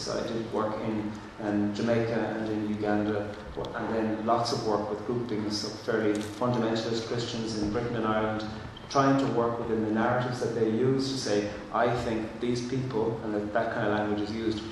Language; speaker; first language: English; non-native, local second language; Irish